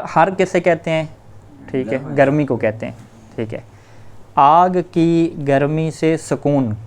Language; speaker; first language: Urdu; native; Urdu